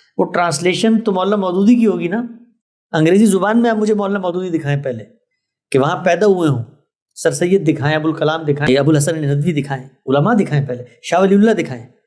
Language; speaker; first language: Urdu; native; Urdu